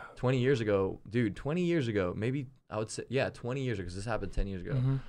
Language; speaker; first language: English; early bilingual, other home language; German